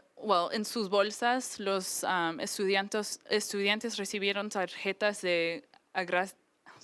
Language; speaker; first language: Spanish; early bilingual, heritage; English